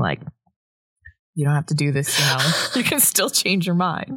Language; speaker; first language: English; native; English